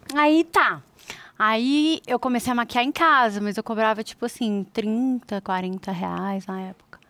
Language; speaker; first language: Portuguese; native; Portuguese